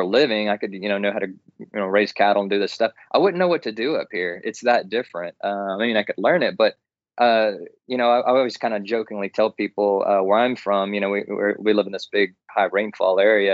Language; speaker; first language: English; native; English